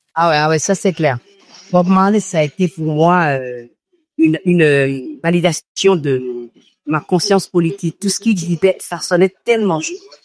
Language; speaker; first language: French; non-native, local second language; Fon